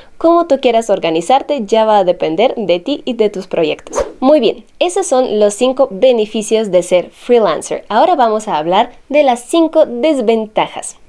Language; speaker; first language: Spanish; non-native, fluent; Latvian